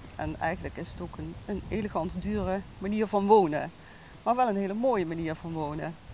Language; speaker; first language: Dutch; native; Dutch